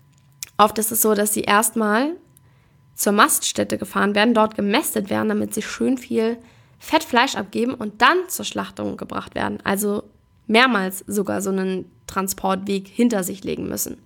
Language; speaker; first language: German; native; German